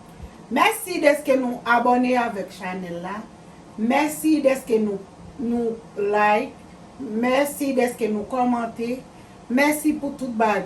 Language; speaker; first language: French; non-native, local second language; Haitian Creole